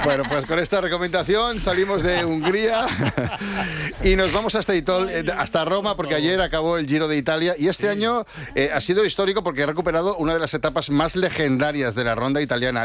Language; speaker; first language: Spanish; native; Spanish